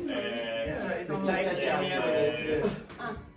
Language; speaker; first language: English; non-native, learner; Spanish